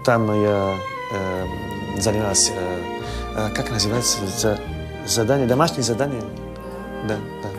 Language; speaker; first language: Russian; non-native, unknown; Italian